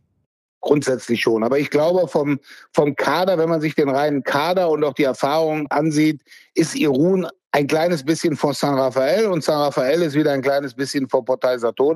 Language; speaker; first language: German; native; German